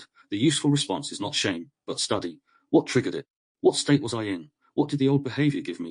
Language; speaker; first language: English; native; English